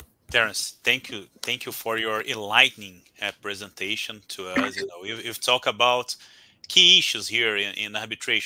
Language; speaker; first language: English; non-native, fluent; Portuguese